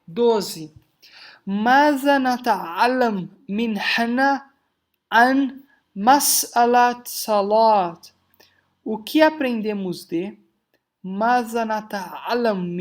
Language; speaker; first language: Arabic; non-native, fluent; Portuguese